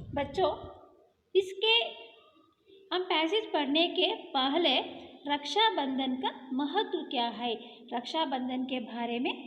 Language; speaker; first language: Hindi; non-native, local second language; Kannada